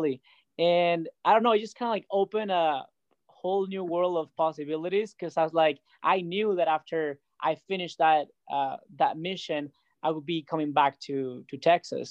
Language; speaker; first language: English; non-native, fluent; Spanish